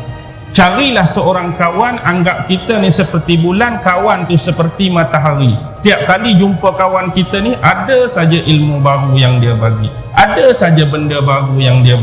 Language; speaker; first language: Malay; native; Malay